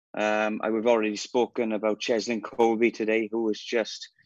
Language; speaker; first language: English; native; English